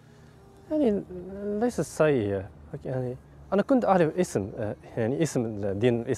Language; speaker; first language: Arabic; non-native, learner; Japanese